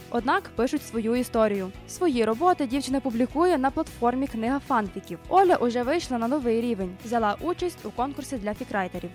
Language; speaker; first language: Ukrainian; native; Ukrainian